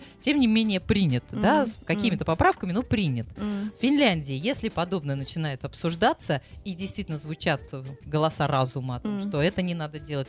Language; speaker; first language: Russian; native; Russian